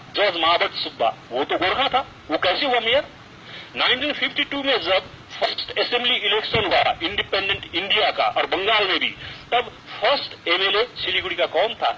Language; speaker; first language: Hindi; non-native, local second language; Nepali